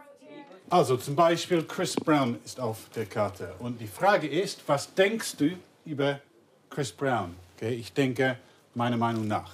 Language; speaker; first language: German; non-native, fluent; English